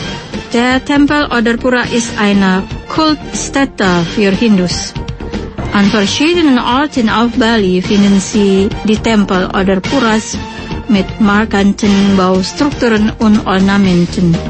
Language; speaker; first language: German; non-native, local second language; Indonesian